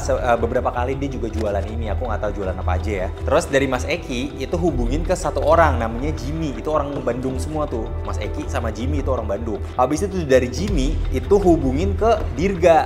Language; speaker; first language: Indonesian; native; Indonesian